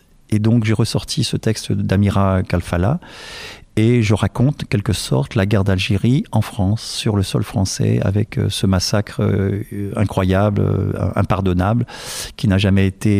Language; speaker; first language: French; native; French